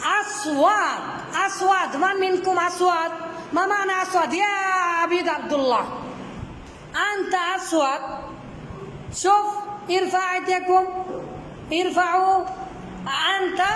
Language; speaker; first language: Arabic; non-native, fluent; Bangla